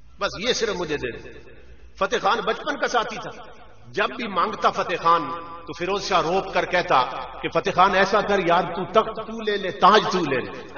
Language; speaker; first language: Urdu; native; Urdu